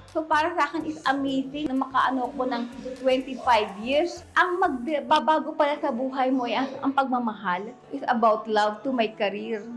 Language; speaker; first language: Filipino; native; Filipino